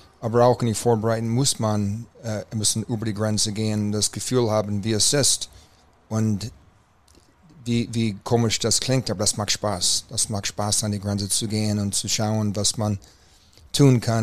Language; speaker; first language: German; non-native, fluent; English